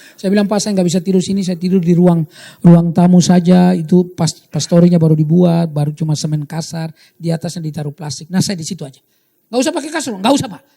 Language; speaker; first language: Indonesian; native; Indonesian